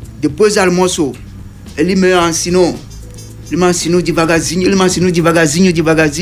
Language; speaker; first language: Portuguese; non-native, learner; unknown